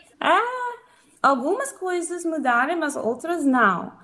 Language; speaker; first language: Portuguese; non-native, learner; English